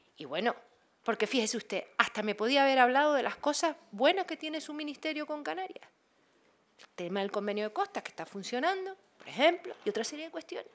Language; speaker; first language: Spanish; native; Spanish